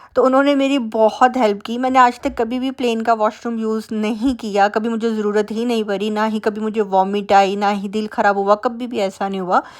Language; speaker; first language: Urdu; native; Urdu